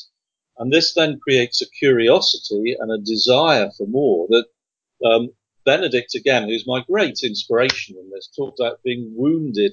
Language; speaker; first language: English; native; English